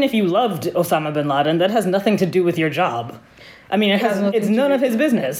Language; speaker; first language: English; non-native, local second language; Akan